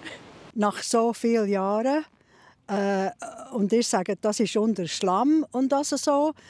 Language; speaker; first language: German; non-native, learner; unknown